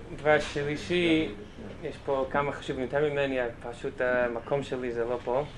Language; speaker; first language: Hebrew; native; Hebrew